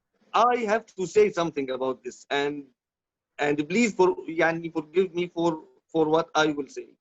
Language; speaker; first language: English; non-native, learner; Arabic